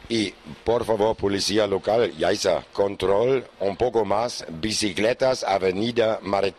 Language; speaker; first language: Spanish; non-native, learner; German